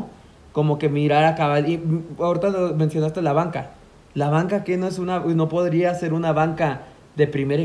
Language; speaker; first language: Spanish; native; Spanish